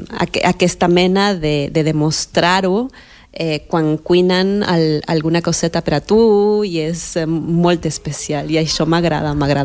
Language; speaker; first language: Catalan; non-native, fluent; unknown